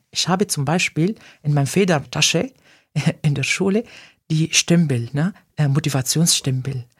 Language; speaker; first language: German; non-native, fluent; Arabic